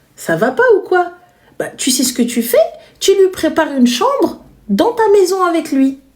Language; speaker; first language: French; native; French